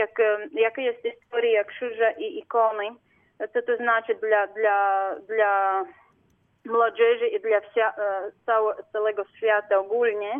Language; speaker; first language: Polish; non-native, learner; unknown